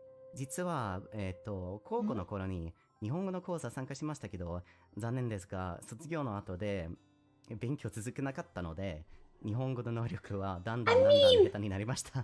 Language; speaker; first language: Japanese; non-native, learner; Swedish